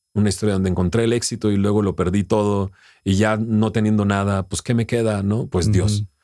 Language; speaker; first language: Spanish; native; Spanish